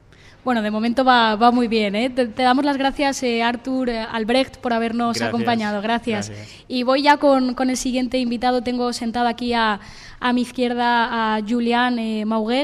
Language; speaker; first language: Spanish; native; Spanish